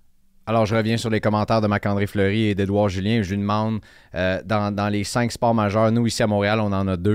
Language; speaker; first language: French; native; French